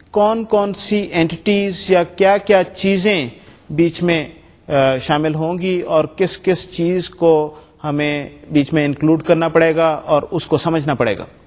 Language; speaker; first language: Urdu; native; Urdu